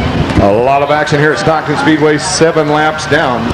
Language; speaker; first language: English; native; English